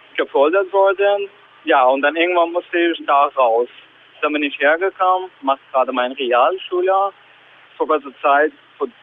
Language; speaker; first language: German; non-native, learner; Kurdish